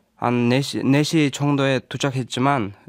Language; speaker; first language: Korean; non-native, learner; Uzbek